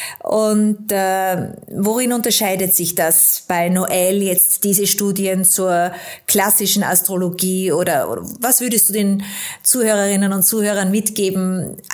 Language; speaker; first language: German; native; German